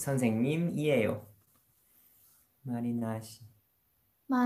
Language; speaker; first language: Romanian; non-native, fluent; Korean